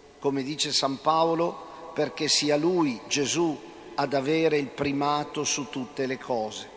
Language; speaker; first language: Italian; native; Italian